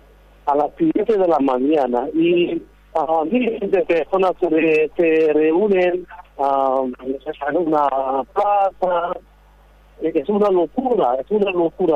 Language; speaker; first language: Spanish; non-native, learner; Bangla